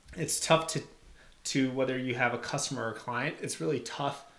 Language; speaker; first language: English; early bilingual, other home language; Albanian